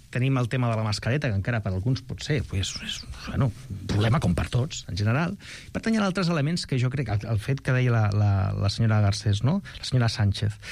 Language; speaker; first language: Catalan; non-native, local second language; Spanish